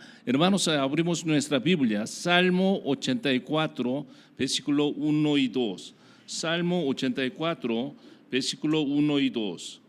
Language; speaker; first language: Spanish; non-native, learner; Korean